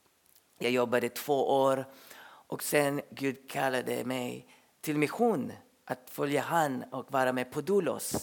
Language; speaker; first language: Swedish; non-native, fluent; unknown